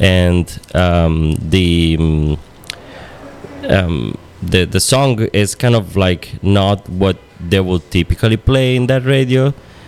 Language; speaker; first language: English; non-native, fluent; Italian